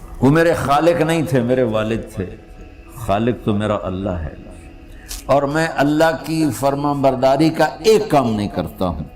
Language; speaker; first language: Urdu; non-native, local second language; Punjabi